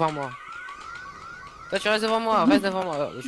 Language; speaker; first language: French; native; French